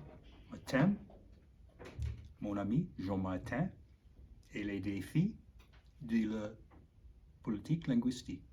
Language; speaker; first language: French; non-native, learner; English